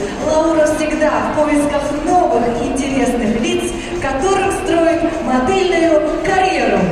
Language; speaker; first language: Russian; native; Russian